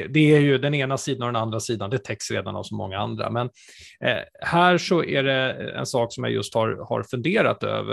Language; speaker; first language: Swedish; native; Swedish